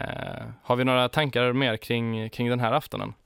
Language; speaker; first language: Swedish; native; Swedish